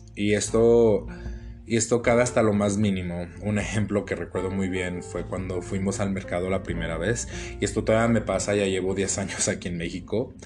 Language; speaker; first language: Spanish; early bilingual, heritage; Spanish